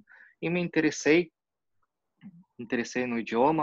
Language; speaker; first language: Portuguese; non-native, fluent; Russian